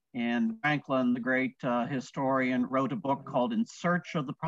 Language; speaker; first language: English; native; English